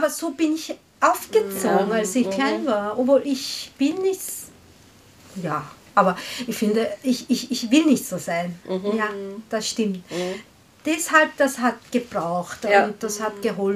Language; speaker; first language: German; non-native, learner; Korean